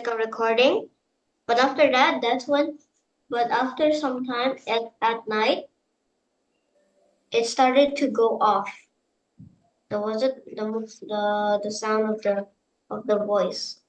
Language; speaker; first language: English; non-native, fluent; Indonesian